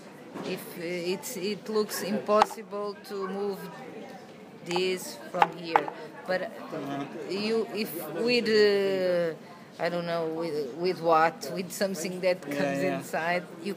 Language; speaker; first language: English; non-native, learner; Portuguese